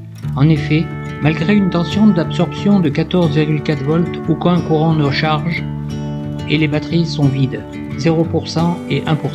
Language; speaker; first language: French; native; French